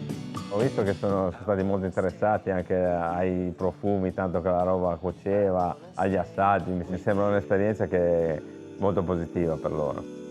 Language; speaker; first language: Italian; native; Italian